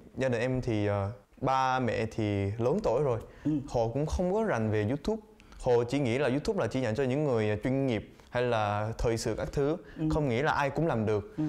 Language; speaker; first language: Vietnamese; early bilingual, other home language; Korean